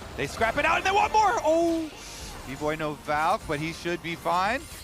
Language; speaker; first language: English; native; English